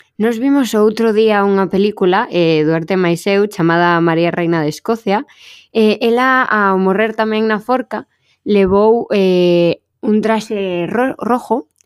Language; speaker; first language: Galician; non-native, local second language; Spanish